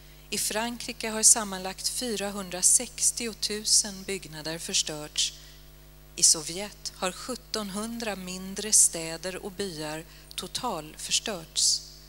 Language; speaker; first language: Swedish; native; Swedish